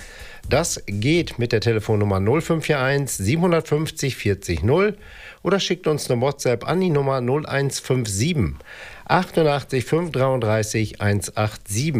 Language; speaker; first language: German; native; German